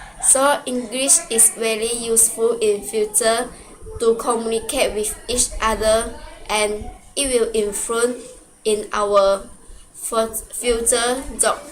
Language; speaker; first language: English; non-native, local second language; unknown